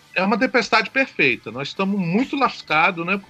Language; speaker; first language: Portuguese; native; Portuguese